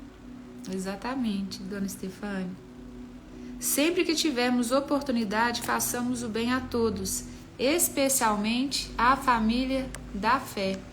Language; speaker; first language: Portuguese; native; Portuguese